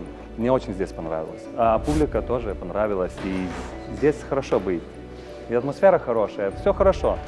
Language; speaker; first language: Russian; non-native, fluent; Lithuanian